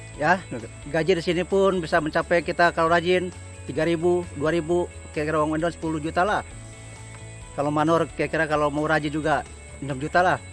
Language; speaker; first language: Indonesian; non-native, local second language; Sasak